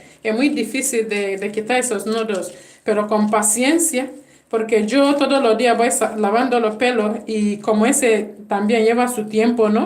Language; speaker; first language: Spanish; non-native, fluent; English